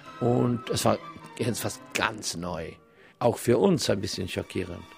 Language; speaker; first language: German; non-native, learner; English